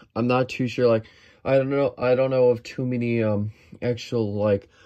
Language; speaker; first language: English; native; English